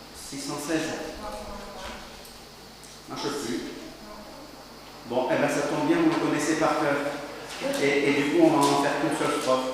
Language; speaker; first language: French; native; French